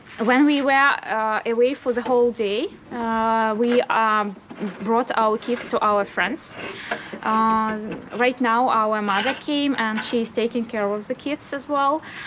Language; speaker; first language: English; non-native, fluent; Russian